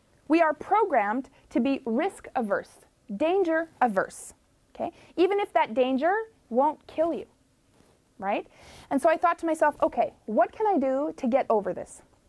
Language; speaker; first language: English; native; English